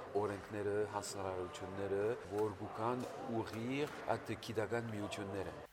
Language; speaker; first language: Armenian; early bilingual, heritage; Armenian